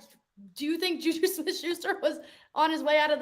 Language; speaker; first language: English; native; English